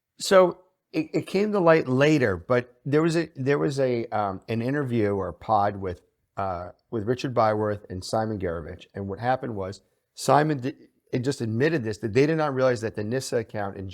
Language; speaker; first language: English; native; English